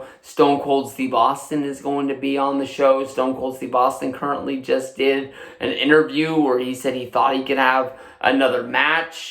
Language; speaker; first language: English; native; English